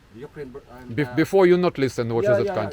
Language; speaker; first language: English; non-native, learner; Ukrainian